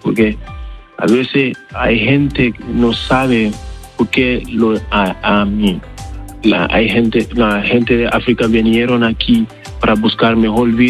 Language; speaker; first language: Spanish; non-native, learner; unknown